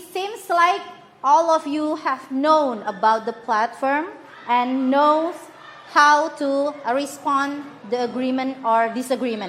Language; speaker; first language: English; non-native, fluent; Indonesian